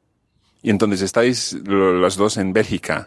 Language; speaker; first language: Spanish; non-native, fluent; English